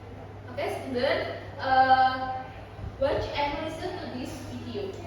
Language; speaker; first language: English; non-native, learner; Indonesian